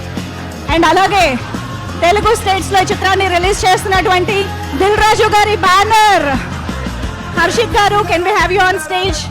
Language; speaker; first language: Telugu; native; Telugu